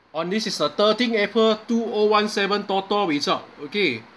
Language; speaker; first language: English; non-native, local second language; Chinese